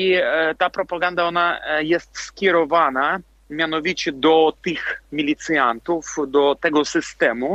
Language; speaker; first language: Polish; non-native, fluent; Belarusian